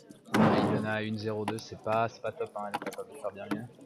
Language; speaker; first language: French; native; French